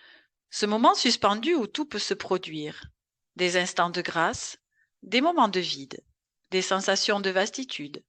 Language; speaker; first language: French; native; French